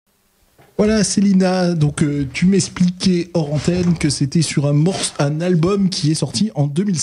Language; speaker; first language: French; native; French